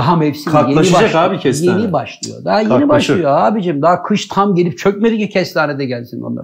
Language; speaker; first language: Turkish; native; Turkish